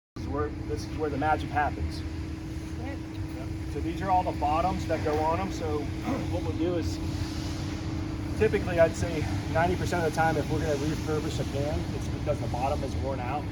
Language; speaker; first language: English; native; English